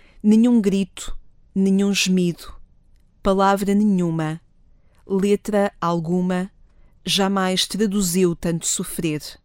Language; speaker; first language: Portuguese; native; Portuguese